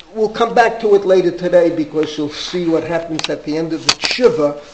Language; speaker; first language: English; native; English